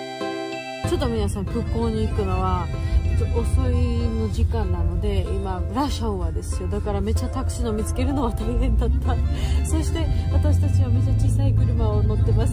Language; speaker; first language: Japanese; non-native, fluent; Georgian